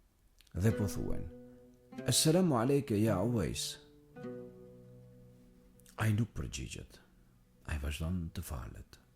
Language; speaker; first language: Albanian; native; Albanian